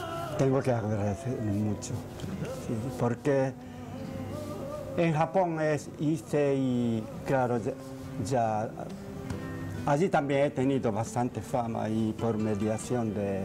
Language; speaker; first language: Spanish; non-native, fluent; Japanese